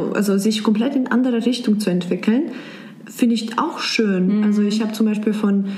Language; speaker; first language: German; non-native, fluent; Serbian